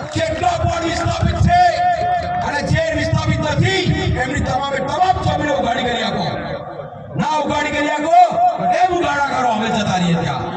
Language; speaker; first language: Gujarati; non-native, local second language; Bhili